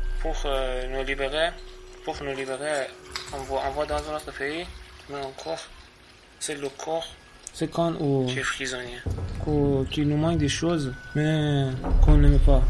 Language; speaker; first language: French; non-native, learner; Persian